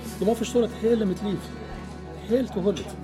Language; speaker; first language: Swedish; non-native, local second language; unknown